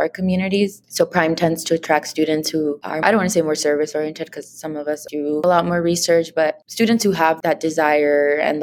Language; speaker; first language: English; native; English